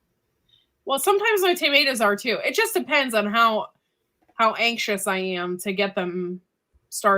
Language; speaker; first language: English; native; English